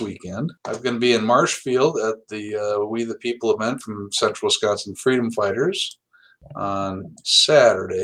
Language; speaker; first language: English; native; English